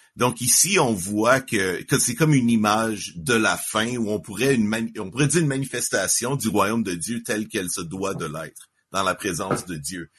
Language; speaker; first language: French; native; French